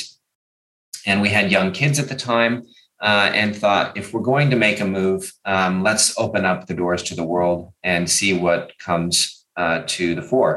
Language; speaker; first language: English; native; English